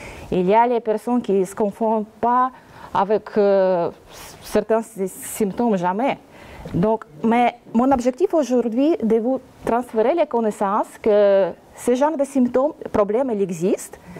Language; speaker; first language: French; non-native, fluent; Russian